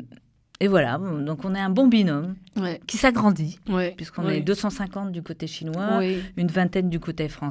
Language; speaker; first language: French; native; French